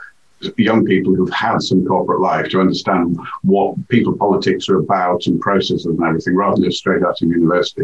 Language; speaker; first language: English; native; English